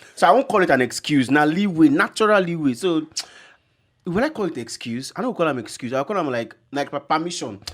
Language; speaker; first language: Nigerian Pidgin; non-native, local second language; Yoruba